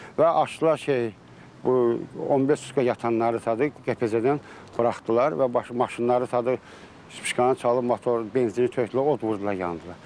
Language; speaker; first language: Azerbaijani; native; Azerbaijani